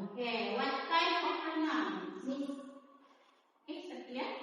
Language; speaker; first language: English; non-native, learner; Indonesian